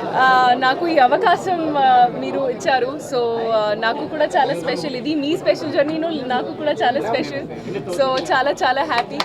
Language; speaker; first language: Telugu; non-native, learner; Hindi